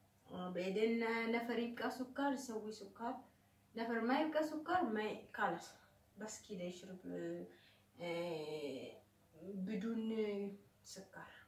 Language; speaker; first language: Arabic; non-native, learner; Oromo